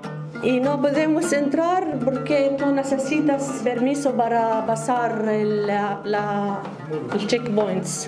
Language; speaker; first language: Spanish; non-native, learner; Arabic